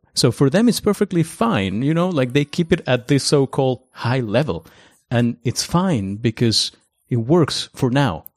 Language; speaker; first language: English; non-native, fluent; Spanish